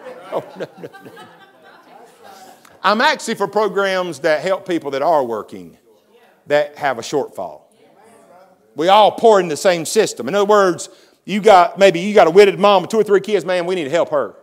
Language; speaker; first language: English; native; English